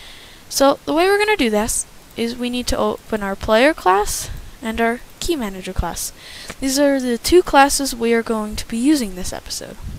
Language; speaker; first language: English; native; English